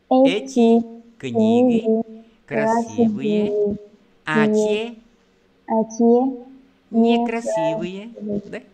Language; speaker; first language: Russian; non-native, fluent; Vietnamese